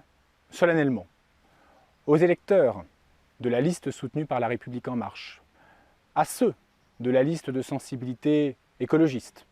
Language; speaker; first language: French; native; French